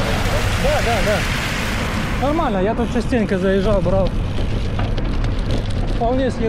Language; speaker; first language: Russian; native; Russian